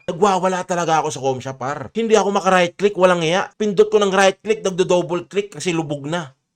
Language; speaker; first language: Filipino; native; Filipino